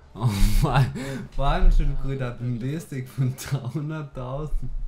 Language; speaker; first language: German; native; German